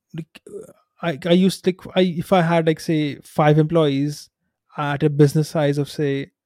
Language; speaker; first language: English; non-native, local second language; Hindi